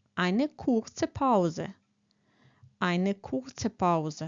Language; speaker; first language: German; non-native, fluent; Ukrainian